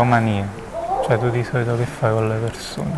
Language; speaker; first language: Italian; native; Italian